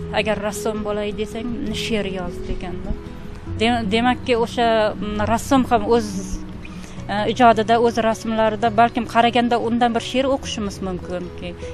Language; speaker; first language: Uzbek; non-native, local second language; Kazakh